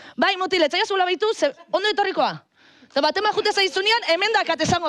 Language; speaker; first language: Basque; native; Basque